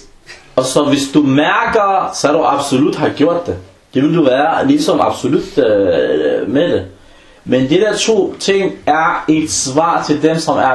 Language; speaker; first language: Danish; early bilingual, other home language; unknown